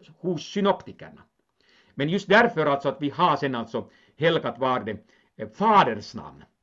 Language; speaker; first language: Swedish; non-native, local second language; Finnish